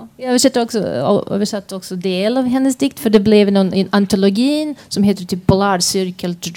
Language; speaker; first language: Swedish; non-native, fluent; Croatian